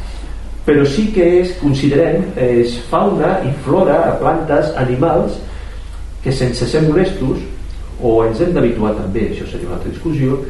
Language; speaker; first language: Catalan; native; Catalan